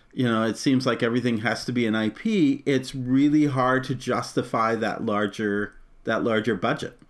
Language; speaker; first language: English; native; English